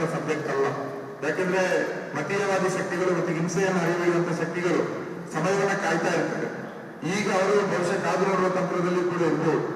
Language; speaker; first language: Kannada; non-native, local second language; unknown